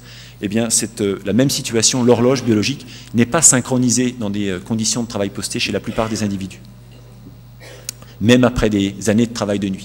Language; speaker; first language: French; native; French